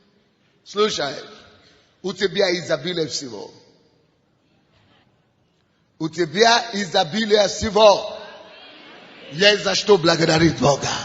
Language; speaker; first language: Russian; non-native, fluent; Yoruba